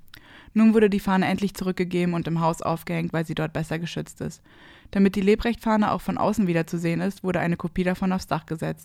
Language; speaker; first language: German; native; German